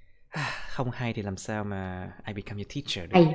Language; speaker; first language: Vietnamese; native; Vietnamese